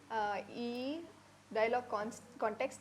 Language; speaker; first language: Telugu; non-native, learner; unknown